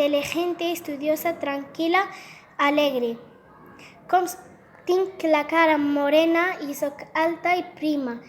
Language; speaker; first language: Catalan; non-native, learner; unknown